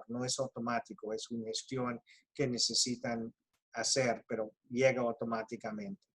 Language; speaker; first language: Spanish; early bilingual, heritage; Spanish